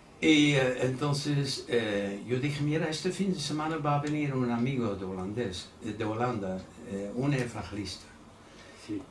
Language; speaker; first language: Spanish; non-native, fluent; Dutch